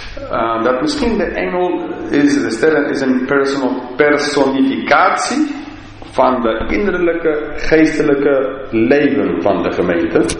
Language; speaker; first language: Dutch; non-native, fluent; English